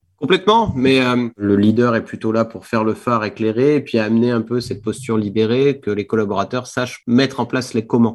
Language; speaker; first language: French; native; French